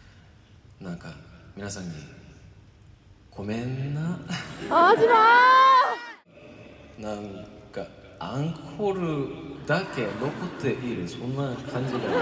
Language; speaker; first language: Japanese; non-native, fluent; Korean